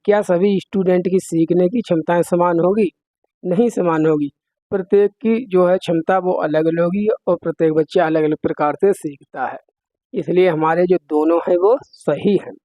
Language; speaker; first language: Hindi; native; Hindi